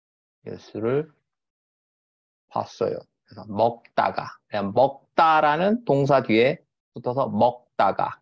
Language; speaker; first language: Korean; native; Korean